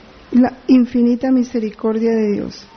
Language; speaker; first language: Spanish; native; Spanish